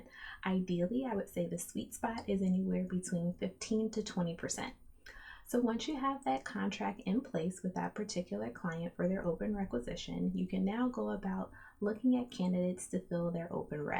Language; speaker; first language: English; native; English